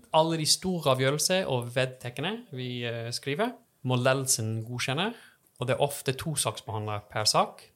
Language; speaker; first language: Norwegian; non-native, fluent; English